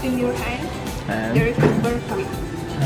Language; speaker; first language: English; non-native, learner; Indonesian